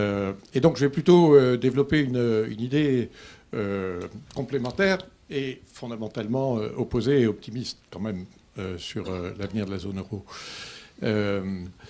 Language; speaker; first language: French; native; French